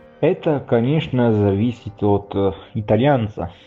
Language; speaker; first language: Russian; non-native, fluent; Italian